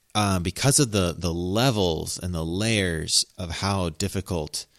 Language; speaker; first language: English; native; English